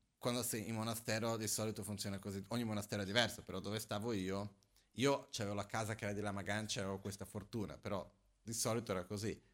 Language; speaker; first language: Italian; non-native, fluent; Portuguese